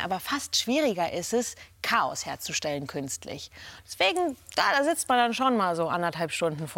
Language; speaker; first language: German; native; German